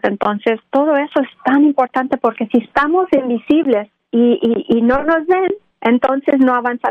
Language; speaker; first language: Spanish; early bilingual, other home language; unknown